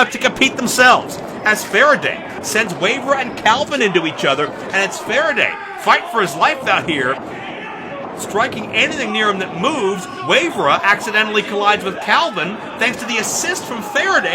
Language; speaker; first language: English; native; English